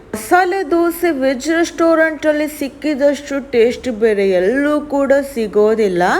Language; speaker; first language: Kannada; native; Kannada